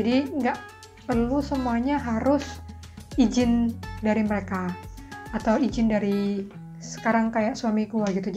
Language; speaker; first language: Indonesian; native; Indonesian